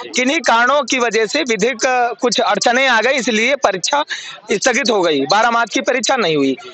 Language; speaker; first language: Hindi; native; Hindi